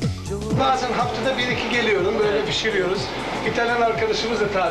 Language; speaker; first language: Turkish; non-native, fluent; English